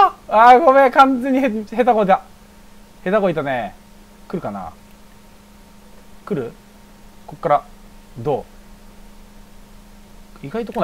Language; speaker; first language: Japanese; native; Japanese